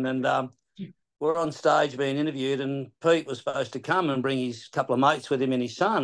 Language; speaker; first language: English; native; English